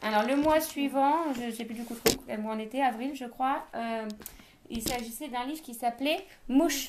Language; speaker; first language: French; native; French